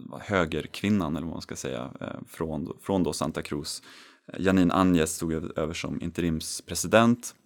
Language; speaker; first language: Swedish; native; Swedish